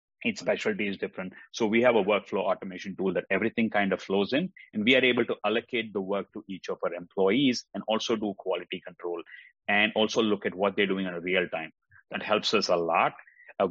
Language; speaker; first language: English; non-native, local second language; Tamil